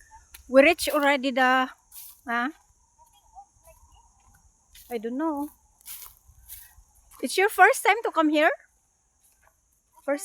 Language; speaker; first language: English; non-native, learner; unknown